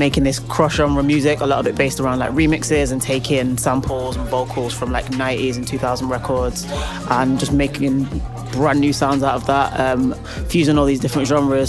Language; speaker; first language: English; native; English